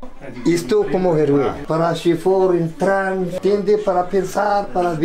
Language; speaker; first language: Spanish; non-native, learner; Arabic